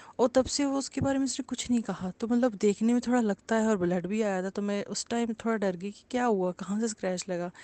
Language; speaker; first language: Hindi; native; Hindi